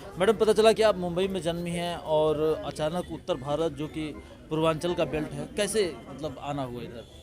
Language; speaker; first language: Hindi; native; Hindi